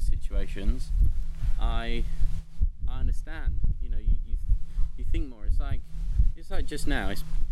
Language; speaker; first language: English; native; English